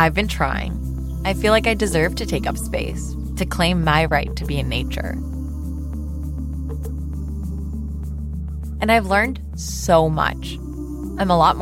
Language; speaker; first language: English; non-native, local second language; Urdu